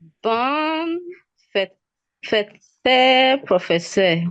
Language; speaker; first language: French; non-native, learner; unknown